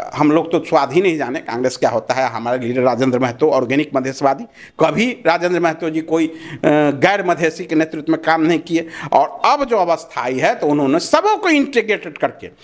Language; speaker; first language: Hindi; non-native, local second language; Maithili